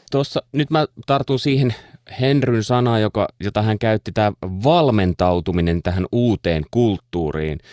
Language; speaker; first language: Finnish; native; Finnish